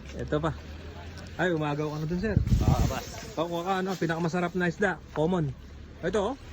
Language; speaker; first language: Filipino; native; Filipino